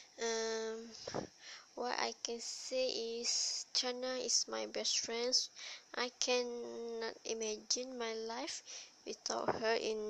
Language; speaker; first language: English; non-native, learner; Malay